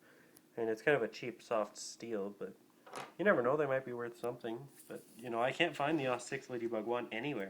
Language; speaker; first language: English; native; English